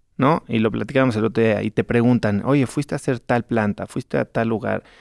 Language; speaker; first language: Spanish; native; Spanish